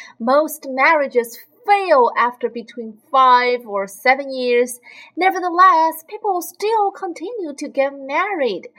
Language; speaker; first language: English; non-native, fluent; Chinese